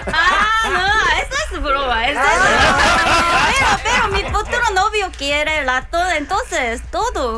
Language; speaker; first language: Spanish; non-native, learner; Korean